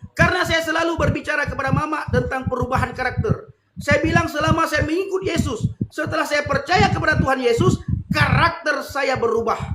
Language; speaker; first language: Indonesian; non-native, local second language; Achinese